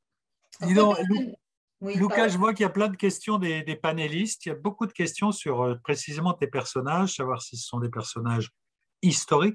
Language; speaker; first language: French; native; French